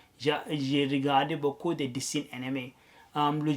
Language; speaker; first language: French; non-native, learner; Arabic